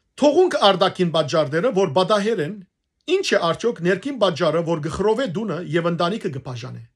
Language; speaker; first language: Armenian; native; Armenian